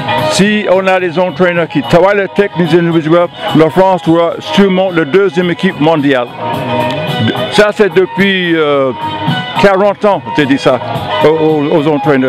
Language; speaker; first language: French; non-native, fluent; English